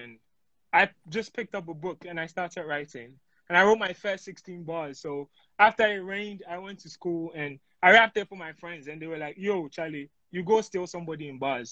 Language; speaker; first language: English; non-native, local second language; Akan